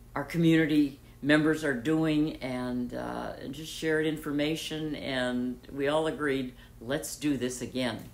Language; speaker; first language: English; native; English